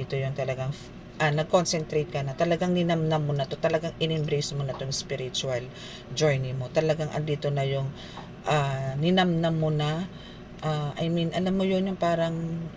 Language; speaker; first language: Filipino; native; Filipino